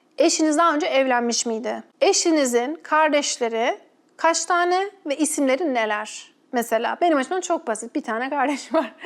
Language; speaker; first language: Turkish; native; Turkish